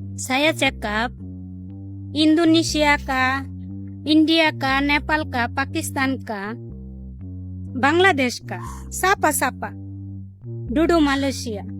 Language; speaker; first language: Malay; non-native, learner; Bangla